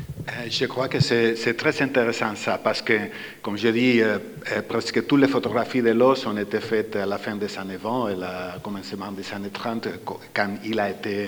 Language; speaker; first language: French; non-native, fluent; Spanish